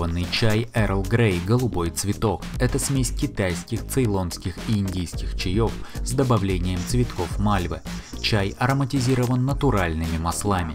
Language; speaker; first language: Russian; native; Russian